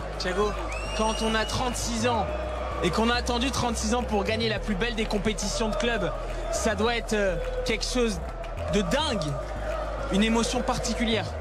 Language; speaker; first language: French; native; French